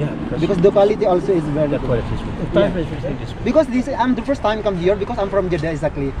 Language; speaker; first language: English; non-native, learner; Indonesian